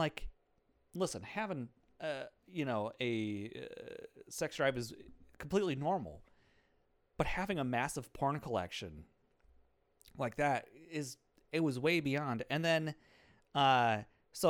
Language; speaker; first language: English; native; English